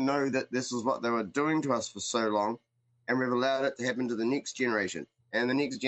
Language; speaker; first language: English; native; English